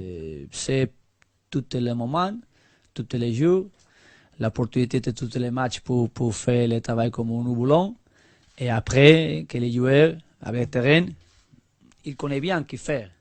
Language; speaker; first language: French; non-native, learner; Spanish